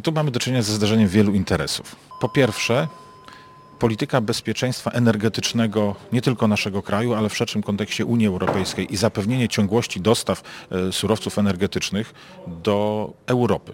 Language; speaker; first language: Polish; native; Polish